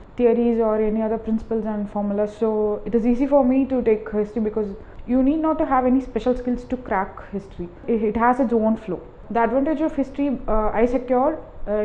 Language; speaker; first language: English; non-native, local second language; Tamil